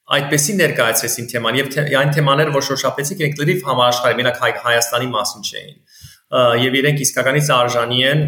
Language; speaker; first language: Armenian; early bilingual, heritage; Armenian